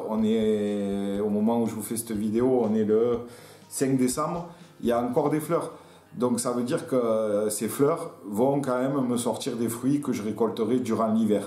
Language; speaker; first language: French; native; French